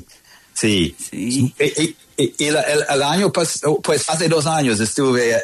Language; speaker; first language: Spanish; non-native, fluent; English